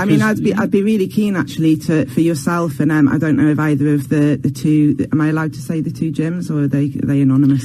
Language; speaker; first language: English; native; English